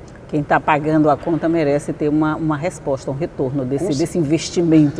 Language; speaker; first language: Portuguese; native; Portuguese